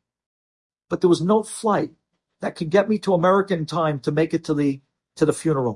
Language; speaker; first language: English; native; English